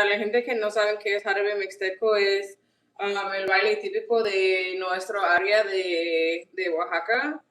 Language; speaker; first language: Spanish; non-native, learner; English